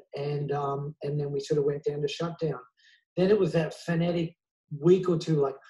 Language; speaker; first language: English; native; English